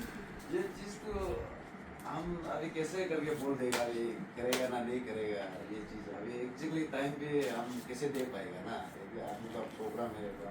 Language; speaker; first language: Hindi; non-native, local second language; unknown